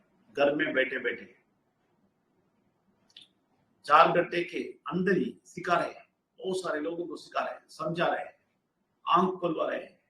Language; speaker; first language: Hindi; non-native, local second language; Telugu